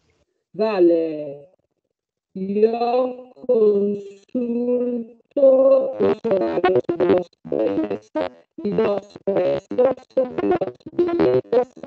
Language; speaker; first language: Spanish; non-native, learner; Italian